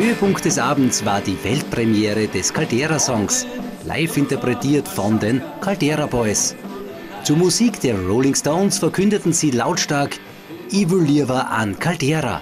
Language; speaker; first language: German; native; German